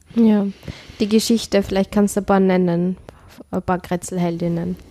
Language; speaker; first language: German; native; German